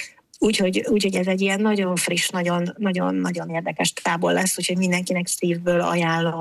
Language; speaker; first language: Hungarian; native; Hungarian